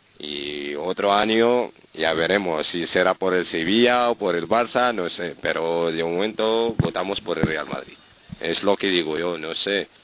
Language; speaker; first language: Spanish; non-native, fluent; Arabic